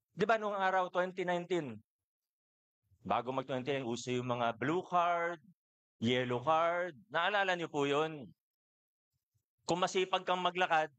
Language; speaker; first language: Filipino; native; Filipino